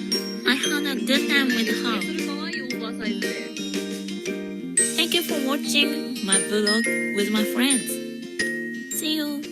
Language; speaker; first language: English; non-native, learner; Japanese